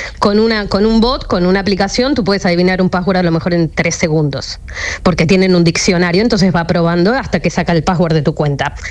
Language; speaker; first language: Spanish; native; Spanish